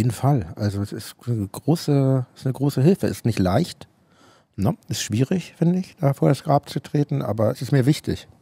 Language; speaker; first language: German; native; German